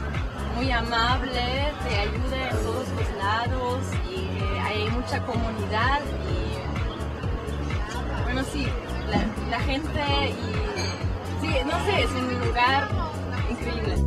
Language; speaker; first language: Spanish; non-native, fluent; German